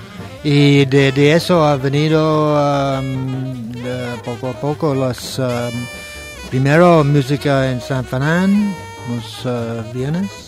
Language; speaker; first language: Spanish; non-native, learner; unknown